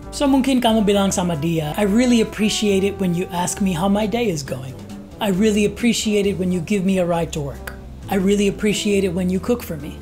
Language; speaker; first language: English; native; English